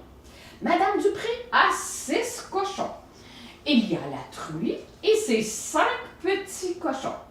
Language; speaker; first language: French; native; French